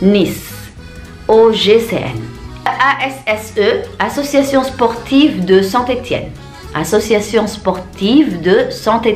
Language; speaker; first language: French; non-native, learner; Indonesian